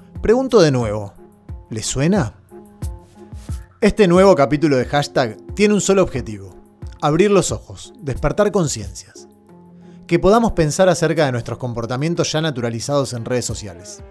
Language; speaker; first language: Spanish; native; Spanish